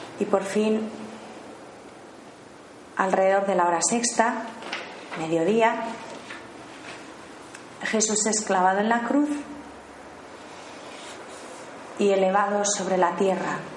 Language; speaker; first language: Spanish; native; Spanish